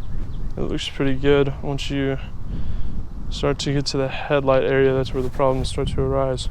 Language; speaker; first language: English; native; English